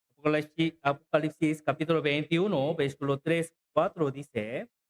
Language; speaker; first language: Spanish; non-native, learner; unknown